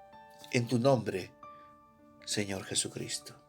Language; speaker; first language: Spanish; native; Spanish